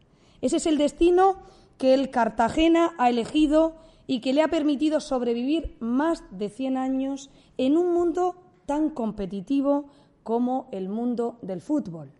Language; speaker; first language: Spanish; native; Spanish